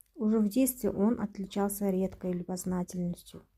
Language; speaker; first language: Russian; non-native, local second language; Kazakh